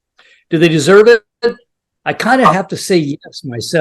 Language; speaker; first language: English; native; English